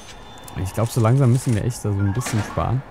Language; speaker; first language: German; native; German